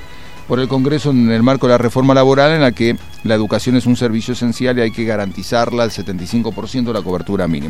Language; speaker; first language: Spanish; native; Spanish